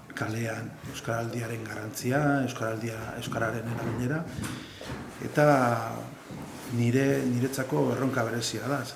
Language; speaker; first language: Basque; non-native, local second language; Spanish